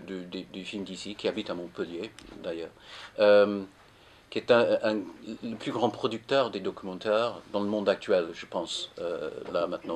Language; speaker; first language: French; non-native, fluent; English